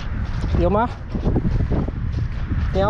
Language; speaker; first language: Chinese; non-native, learner; Filipino